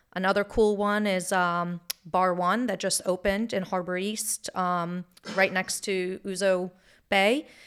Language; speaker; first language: English; early bilingual, other home language; Hebrew